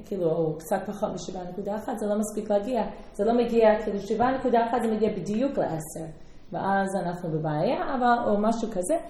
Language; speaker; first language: Hebrew; non-native, fluent; English